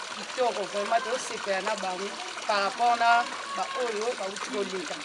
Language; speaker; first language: Lingala; non-native, local second language; Kongo